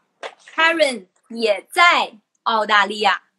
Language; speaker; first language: Chinese; non-native, learner; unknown